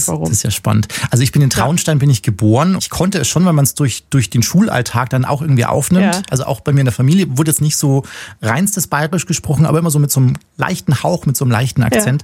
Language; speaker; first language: German; native; German